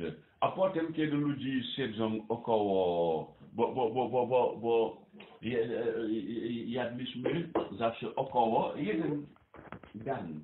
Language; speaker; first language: Polish; non-native, learner; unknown